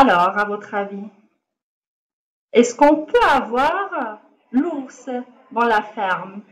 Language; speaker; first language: French; non-native, local second language; Arabic